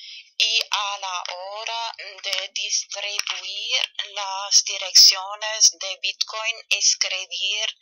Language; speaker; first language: Spanish; non-native, fluent; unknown